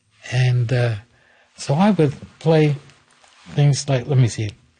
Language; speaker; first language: English; native; English